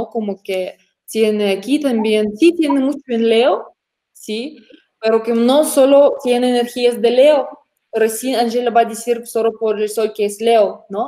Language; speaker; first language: Spanish; non-native, fluent; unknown